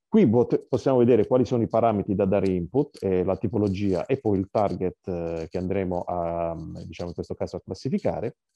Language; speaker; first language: Italian; native; Italian